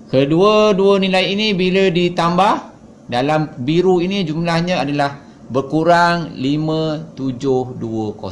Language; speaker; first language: Malay; native; Malay